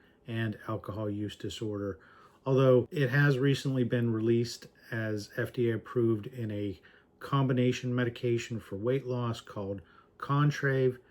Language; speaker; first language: English; native; English